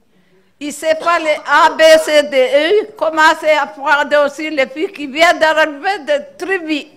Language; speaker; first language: French; non-native, local second language; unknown